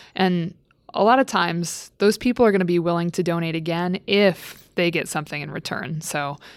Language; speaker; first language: English; native; English